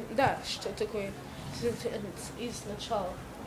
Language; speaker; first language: Russian; early bilingual, heritage; Russian